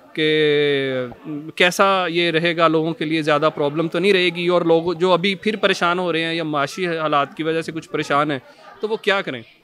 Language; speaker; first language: Urdu; non-native, local second language; Punjabi